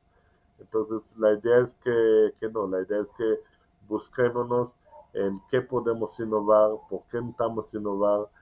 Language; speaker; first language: Spanish; non-native, learner; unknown